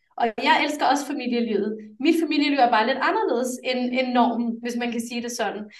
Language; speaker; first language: Danish; early bilingual, other home language; English